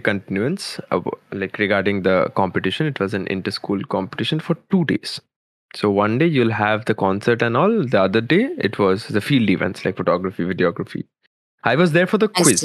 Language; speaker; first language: English; non-native, local second language; Bangla